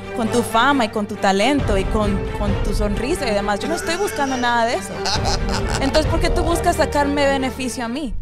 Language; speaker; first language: Spanish; early bilingual, heritage; Spanish